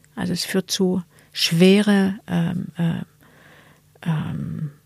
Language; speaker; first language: German; non-native, fluent; French